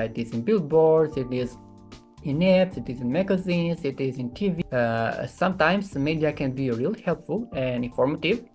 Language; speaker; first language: English; non-native, fluent; Albanian